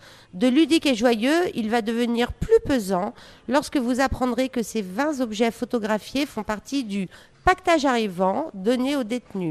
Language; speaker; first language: French; native; French